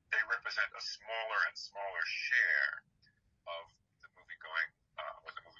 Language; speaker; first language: English; native; English